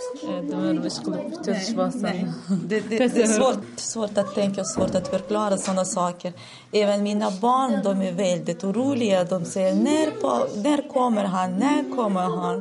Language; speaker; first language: Swedish; non-native, learner; Uyghur